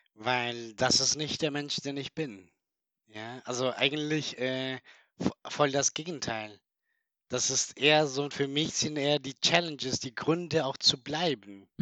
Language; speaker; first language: German; non-native, fluent; Spanish